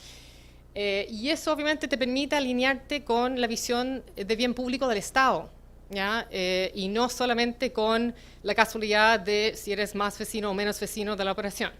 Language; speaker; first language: Spanish; native; Spanish